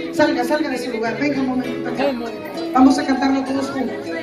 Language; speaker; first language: Spanish; native; Spanish